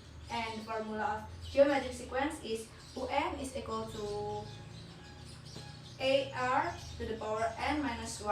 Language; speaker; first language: English; non-native, learner; Indonesian